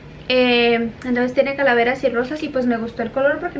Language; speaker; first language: Spanish; native; Spanish